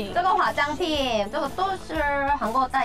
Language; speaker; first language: Chinese; non-native, fluent; Korean